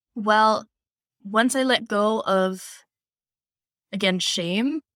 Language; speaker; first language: English; non-native, local second language; Filipino